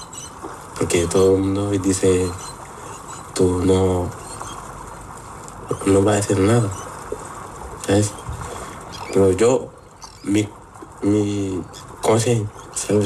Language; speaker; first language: Spanish; non-native, learner; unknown